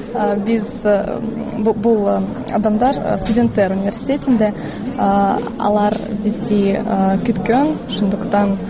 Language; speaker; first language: Kyrgyz; non-native, learner; Russian